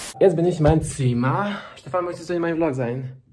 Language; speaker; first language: German; non-native, learner; Serbian